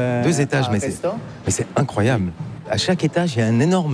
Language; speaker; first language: French; native; French